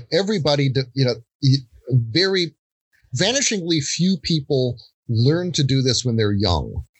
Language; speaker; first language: English; native; English